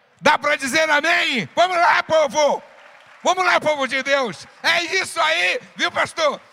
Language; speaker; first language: Portuguese; native; Portuguese